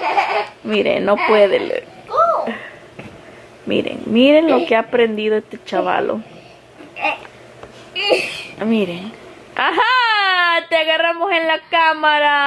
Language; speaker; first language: Spanish; early bilingual, heritage; Spanish